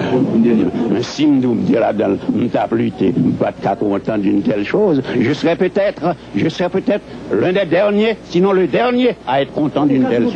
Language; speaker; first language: French; non-native, local second language; Haitian Creole